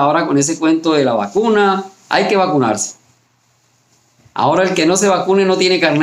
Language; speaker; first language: Spanish; native; Spanish